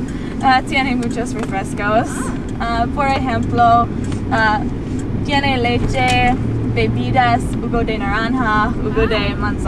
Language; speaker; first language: Spanish; non-native, learner; English